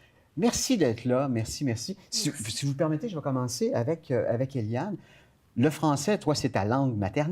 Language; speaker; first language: French; native; French